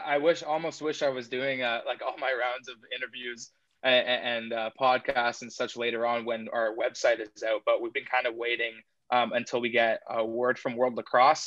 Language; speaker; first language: English; native; English